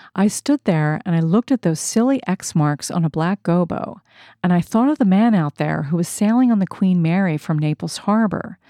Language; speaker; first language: English; native; English